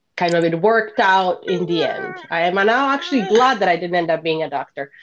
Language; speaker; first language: English; non-native, fluent; Bosnian